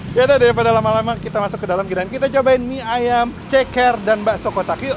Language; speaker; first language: Indonesian; native; Indonesian